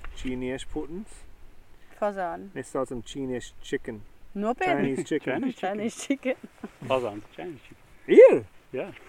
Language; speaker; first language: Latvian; early bilingual, heritage; Latvian